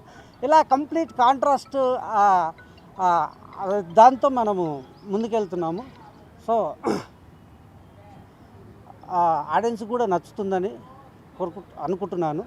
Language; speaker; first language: Telugu; native; Telugu